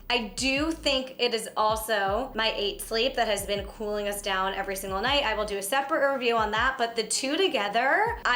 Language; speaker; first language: English; native; English